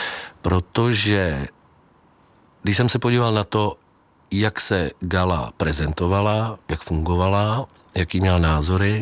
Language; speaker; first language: Czech; native; Czech